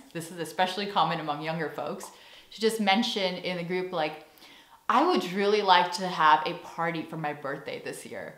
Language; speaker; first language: English; native; English